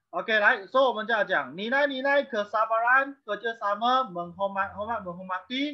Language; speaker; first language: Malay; non-native, local second language; Chinese